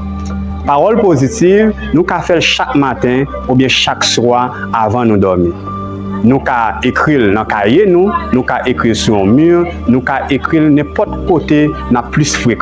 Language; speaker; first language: French; non-native, local second language; Haitian Creole